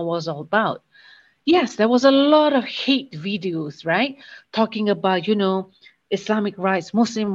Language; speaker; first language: English; non-native, local second language; Malay